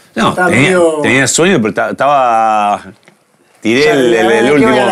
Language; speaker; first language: Spanish; native; Spanish